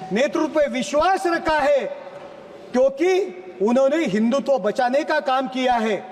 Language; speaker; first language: Hindi; non-native, local second language; Marathi